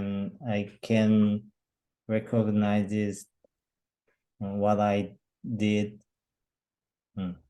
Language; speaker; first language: English; non-native, learner; Korean